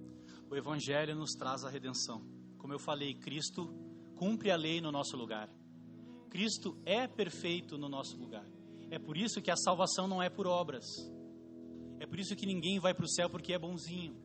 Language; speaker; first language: Portuguese; native; Portuguese